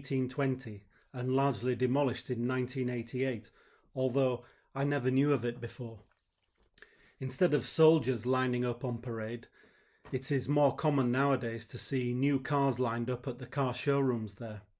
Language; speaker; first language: English; native; English